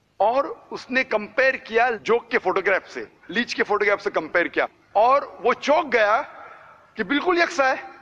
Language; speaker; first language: Hindi; non-native, local second language; Konkani